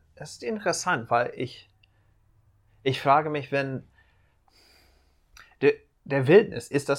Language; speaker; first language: German; non-native, fluent; English